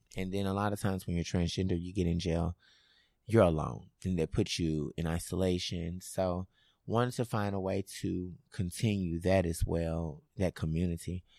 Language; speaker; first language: English; native; English